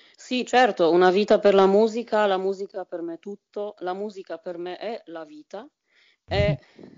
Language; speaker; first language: Italian; non-native, fluent; Polish